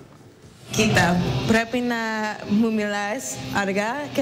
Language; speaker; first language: Greek; non-native, learner; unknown